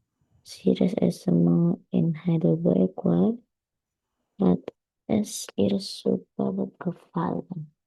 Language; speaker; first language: German; non-native, learner; Indonesian